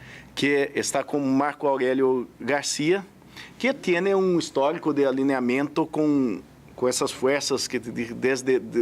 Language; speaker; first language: Spanish; non-native, fluent; Portuguese